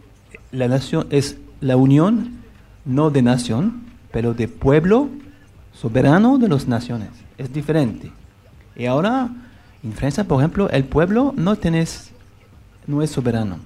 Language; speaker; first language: Spanish; non-native, learner; French